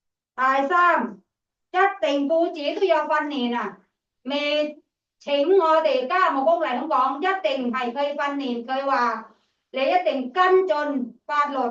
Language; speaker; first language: Cantonese; non-native, fluent; Thai